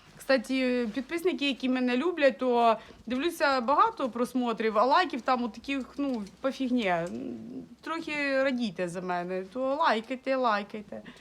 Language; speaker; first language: Ukrainian; non-native, local second language; Russian